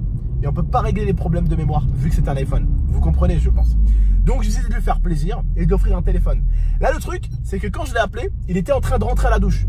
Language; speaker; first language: French; native; French